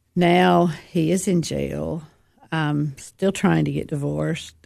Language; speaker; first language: English; native; English